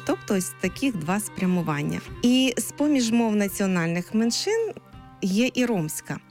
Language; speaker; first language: Ukrainian; native; Ukrainian